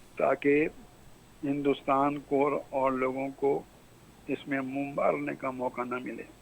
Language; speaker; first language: Urdu; non-native, local second language; Pashto